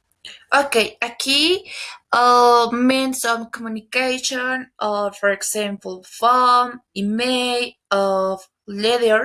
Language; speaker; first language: English; non-native, learner; Spanish